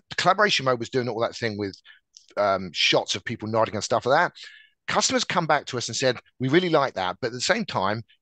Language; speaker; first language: English; native; English